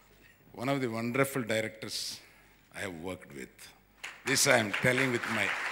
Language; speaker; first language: Telugu; native; Telugu